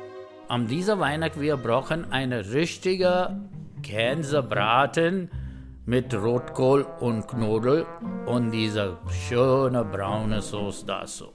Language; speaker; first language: German; non-native, learner; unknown